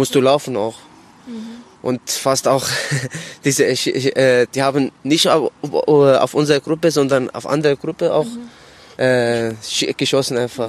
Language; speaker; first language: German; non-native, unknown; Arabic